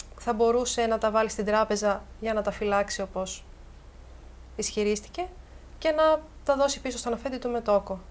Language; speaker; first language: Greek; native; Greek